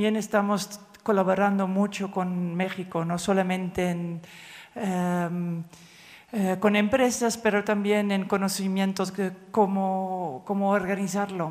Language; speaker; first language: Spanish; non-native, fluent; Dutch